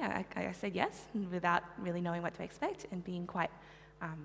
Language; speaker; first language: English; native; English